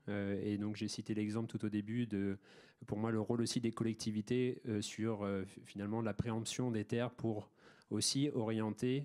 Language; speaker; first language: French; native; French